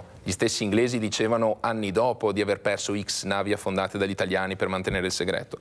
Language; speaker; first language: Italian; native; Italian